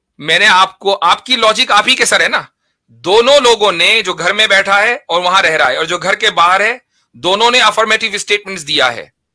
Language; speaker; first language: Hindi; native; Hindi